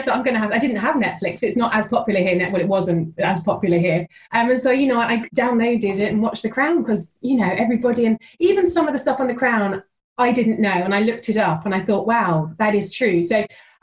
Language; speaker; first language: English; native; English